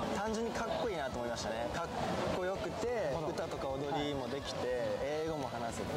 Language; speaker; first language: Japanese; native; Japanese